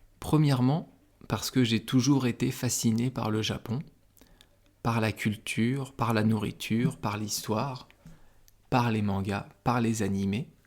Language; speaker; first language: French; native; French